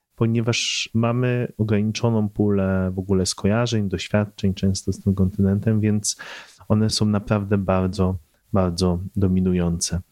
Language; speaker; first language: Polish; native; Polish